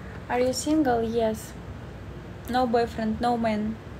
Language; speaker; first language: English; non-native, learner; Russian